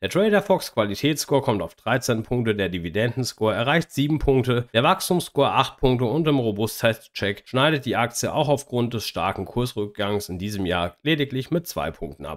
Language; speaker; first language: German; native; German